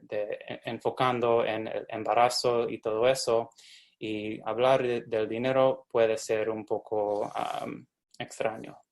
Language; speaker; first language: Spanish; non-native, fluent; English